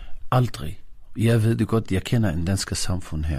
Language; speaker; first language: Danish; non-native, fluent; Arabic